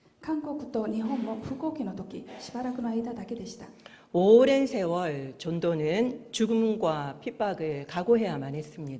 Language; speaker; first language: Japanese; non-native, fluent; Korean